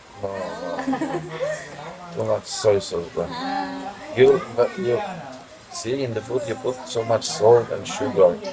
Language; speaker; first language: English; non-native, learner; Polish